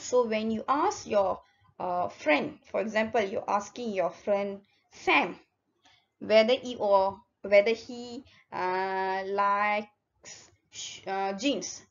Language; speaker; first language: English; non-native, local second language; Tamil